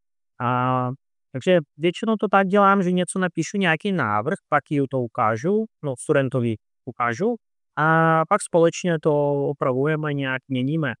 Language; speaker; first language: Czech; non-native, fluent; Russian